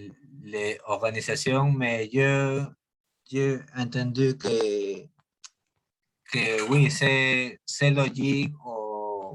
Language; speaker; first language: French; non-native, learner; Spanish